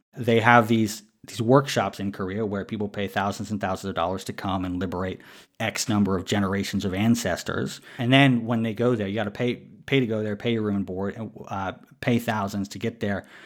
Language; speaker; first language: English; native; English